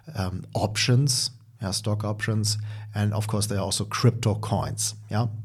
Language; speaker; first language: English; non-native, fluent; German